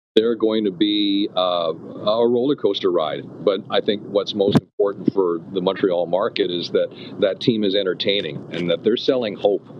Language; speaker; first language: English; native; English